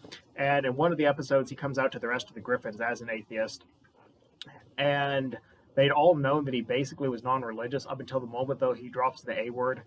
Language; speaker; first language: English; native; English